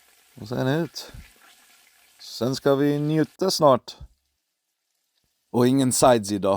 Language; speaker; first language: Swedish; non-native, fluent; English